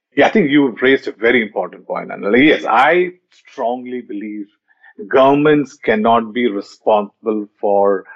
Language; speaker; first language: English; non-native, local second language; Malayalam